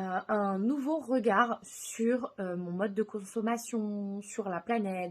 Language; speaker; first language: French; native; French